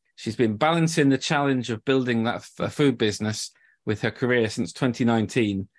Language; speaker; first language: English; native; English